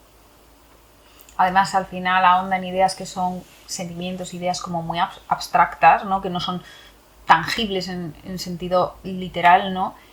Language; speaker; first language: Spanish; native; Spanish